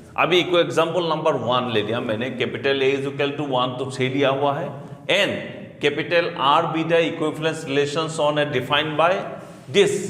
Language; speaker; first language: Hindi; non-native, local second language; Assamese